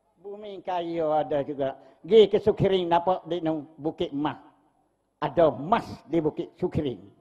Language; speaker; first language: Malay; native; Malay